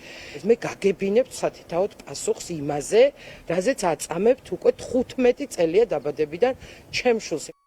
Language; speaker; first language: Georgian; native; Georgian